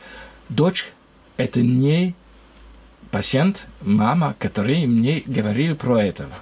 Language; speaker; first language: Russian; non-native, learner; French